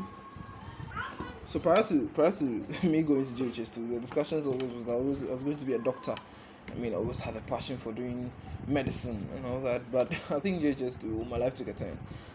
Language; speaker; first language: English; non-native, local second language; Akan